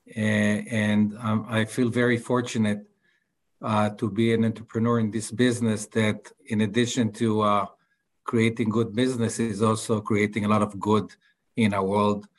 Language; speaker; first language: English; non-native, fluent; Hebrew